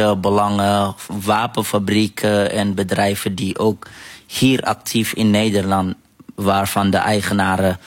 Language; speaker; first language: Dutch; non-native, fluent; Arabic